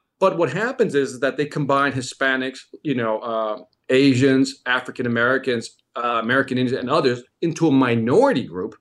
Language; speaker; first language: English; early bilingual, other home language; Spanish